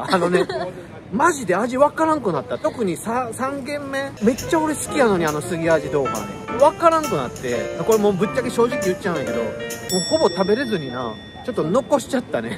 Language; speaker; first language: Japanese; native; Japanese